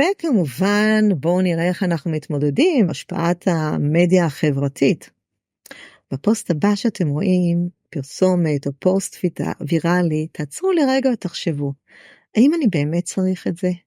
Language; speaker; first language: Hebrew; native; Hebrew